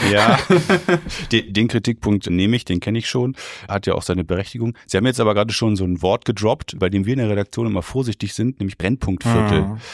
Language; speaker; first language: German; native; German